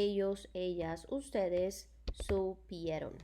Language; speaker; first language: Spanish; non-native, fluent; English